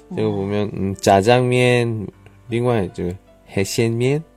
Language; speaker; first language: Chinese; non-native, learner; Korean